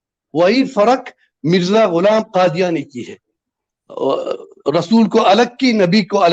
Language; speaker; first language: Hindi; non-native, fluent; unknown